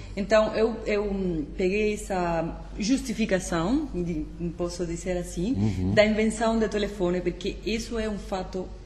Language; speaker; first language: Portuguese; non-native, fluent; Spanish